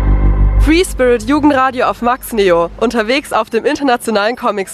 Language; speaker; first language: German; native; German